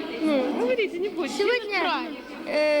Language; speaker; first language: Russian; native; Russian